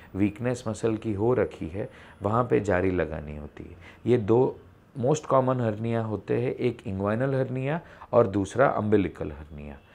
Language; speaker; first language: Hindi; non-native, local second language; Gujarati